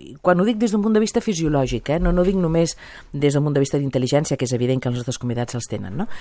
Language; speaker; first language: Catalan; native; Catalan